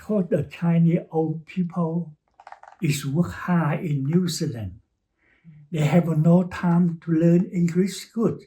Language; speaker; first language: English; non-native, learner; Chinese